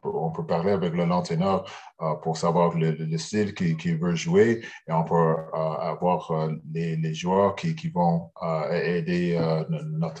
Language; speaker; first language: French; early bilingual, heritage; English